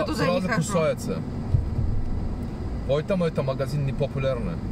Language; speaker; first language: Russian; non-native, learner; Turkish